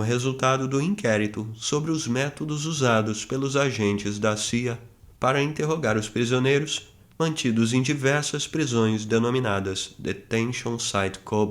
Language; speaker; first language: Portuguese; native; Portuguese